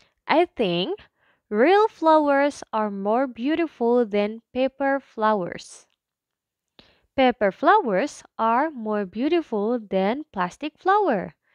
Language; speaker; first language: English; non-native, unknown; Indonesian